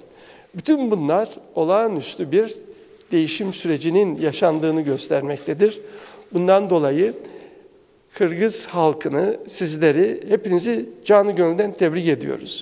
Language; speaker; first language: Turkish; native; Turkish